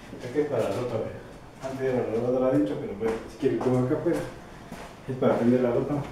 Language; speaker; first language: Spanish; native; Spanish